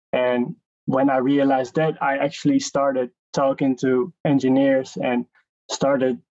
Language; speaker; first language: English; non-native, fluent; Dutch